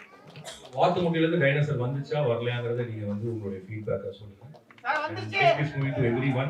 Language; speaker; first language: Tamil; native; Tamil